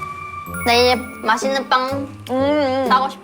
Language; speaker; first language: Korean; non-native, fluent; Chinese